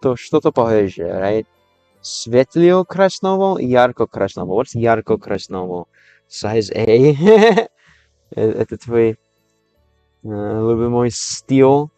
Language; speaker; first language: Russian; non-native, learner; English